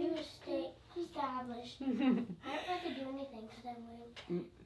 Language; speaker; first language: English; native; English